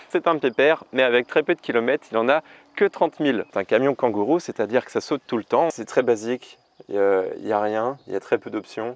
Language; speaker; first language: French; native; French